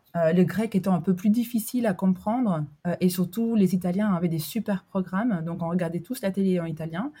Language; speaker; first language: French; early bilingual, other home language; Albanian